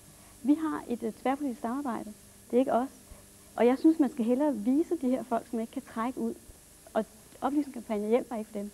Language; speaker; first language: Danish; native; Danish